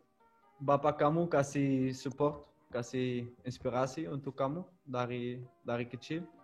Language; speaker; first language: Indonesian; non-native, learner; Dutch